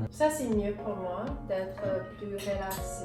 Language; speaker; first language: French; non-native, learner; English